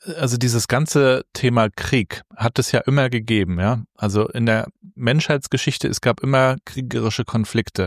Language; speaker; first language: German; native; German